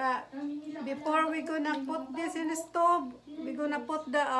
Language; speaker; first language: English; non-native, local second language; Filipino